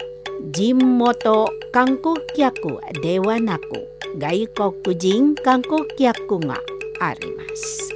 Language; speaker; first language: Japanese; non-native, fluent; Indonesian